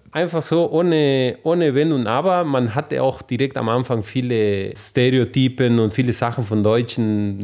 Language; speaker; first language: German; non-native, fluent; Spanish